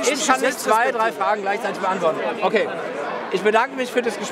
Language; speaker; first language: German; native; German